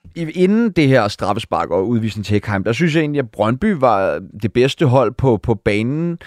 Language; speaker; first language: Danish; native; Danish